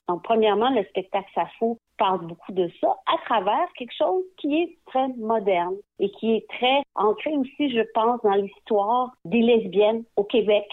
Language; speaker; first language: French; native; French